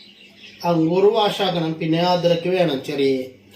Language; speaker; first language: Malayalam; non-native, learner; Hindi